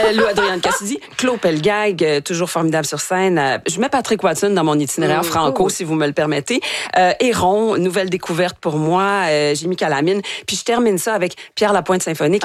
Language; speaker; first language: French; native; French